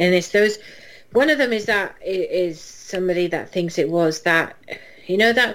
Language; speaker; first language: English; native; English